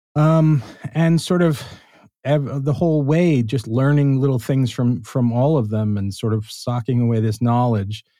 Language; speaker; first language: English; native; English